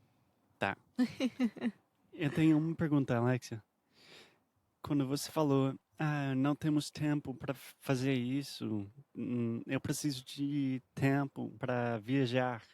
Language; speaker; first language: Portuguese; non-native, fluent; English